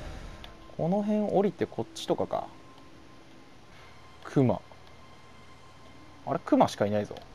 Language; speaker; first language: Japanese; native; Japanese